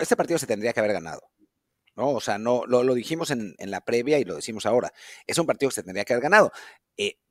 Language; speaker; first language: Spanish; native; Spanish